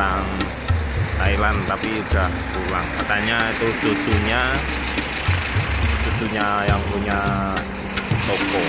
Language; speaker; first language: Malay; non-native, local second language; Javanese